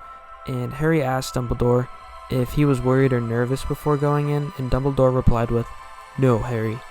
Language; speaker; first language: English; native; English